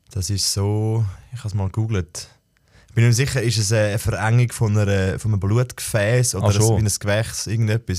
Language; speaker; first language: German; native; German